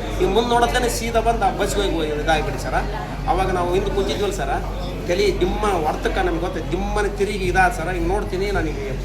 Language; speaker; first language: Kannada; native; Kannada